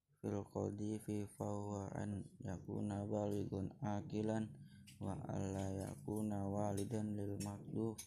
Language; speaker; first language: Arabic; non-native, learner; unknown